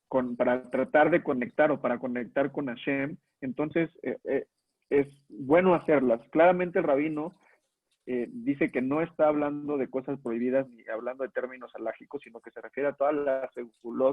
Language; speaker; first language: Spanish; native; Spanish